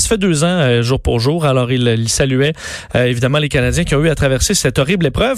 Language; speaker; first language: French; native; French